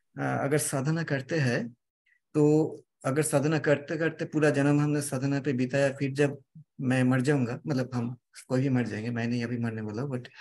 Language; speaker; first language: Hindi; non-native, local second language; Bangla